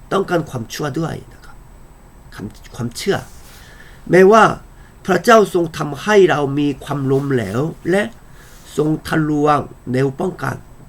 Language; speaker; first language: Thai; non-native, fluent; Korean